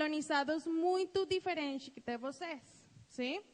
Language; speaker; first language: Portuguese; non-native, fluent; Spanish